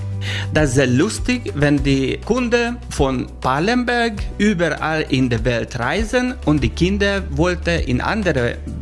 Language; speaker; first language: German; non-native, learner; Hungarian